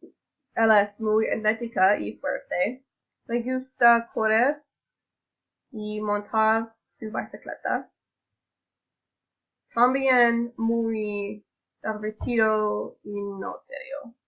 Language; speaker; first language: Spanish; non-native, learner; English